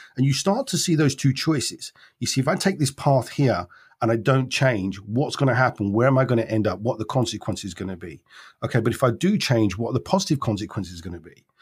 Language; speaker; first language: English; native; English